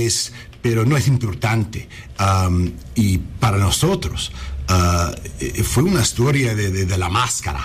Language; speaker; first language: Spanish; early bilingual, heritage; English